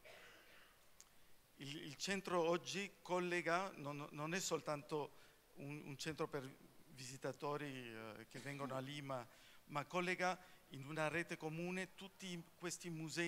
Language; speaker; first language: Italian; non-native, fluent; Spanish